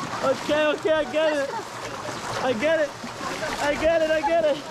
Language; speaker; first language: English; native; English